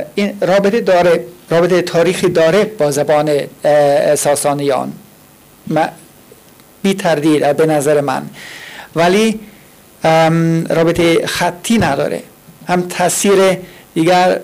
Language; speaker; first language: Persian; non-native, fluent; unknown